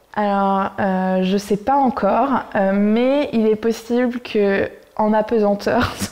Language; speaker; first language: French; native; French